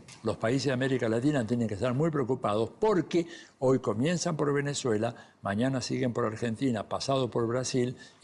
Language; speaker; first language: Spanish; native; Spanish